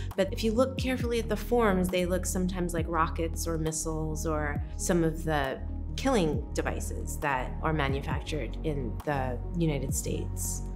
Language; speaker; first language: English; native; English